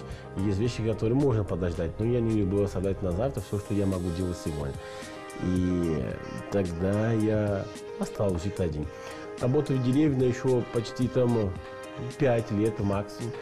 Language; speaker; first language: Russian; non-native, learner; Portuguese